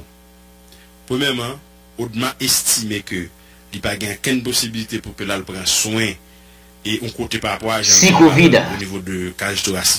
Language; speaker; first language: French; non-native, local second language; Haitian Creole